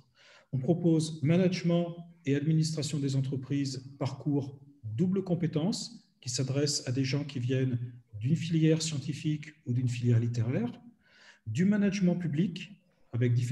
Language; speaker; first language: French; native; French